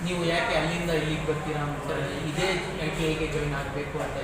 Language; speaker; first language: Kannada; non-native, local second language; Urdu